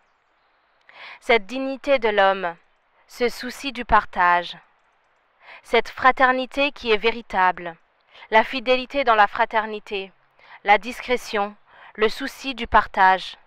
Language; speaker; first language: French; non-native, local second language; Rundi